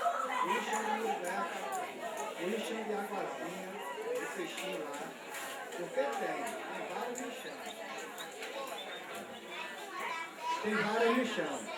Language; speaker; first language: Portuguese; native; Portuguese